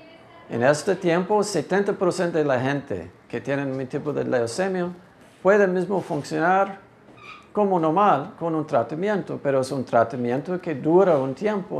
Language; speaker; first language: Spanish; non-native, fluent; English